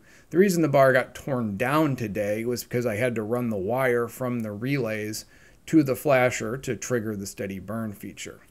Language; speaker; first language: English; native; English